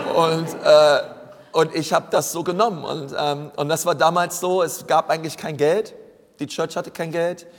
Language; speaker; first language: German; native; German